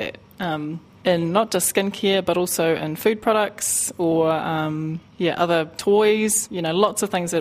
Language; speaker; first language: English; native; English